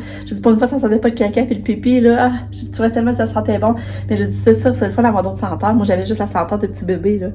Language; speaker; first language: French; native; French